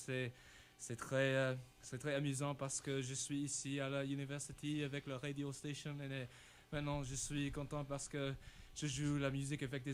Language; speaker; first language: French; non-native, learner; English